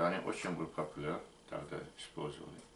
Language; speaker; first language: Russian; non-native, learner; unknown